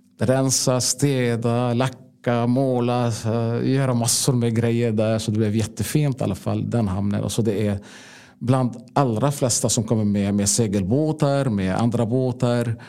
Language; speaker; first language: Swedish; non-native, fluent; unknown